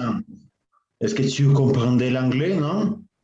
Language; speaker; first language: French; non-native, learner; Spanish